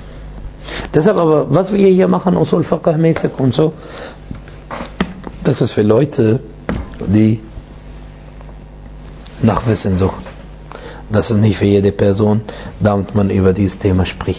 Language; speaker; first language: German; non-native, fluent; Arabic